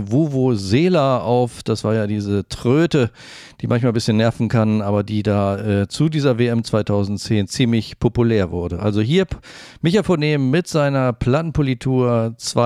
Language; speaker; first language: German; native; German